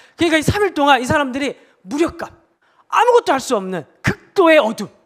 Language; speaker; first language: Korean; native; Korean